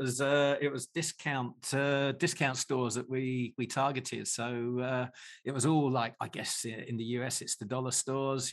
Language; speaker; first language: English; native; English